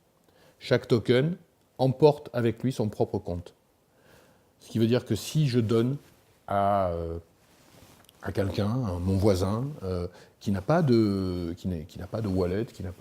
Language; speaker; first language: French; native; French